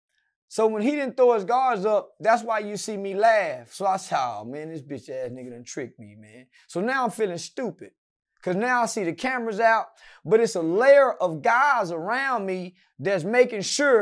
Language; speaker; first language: English; native; English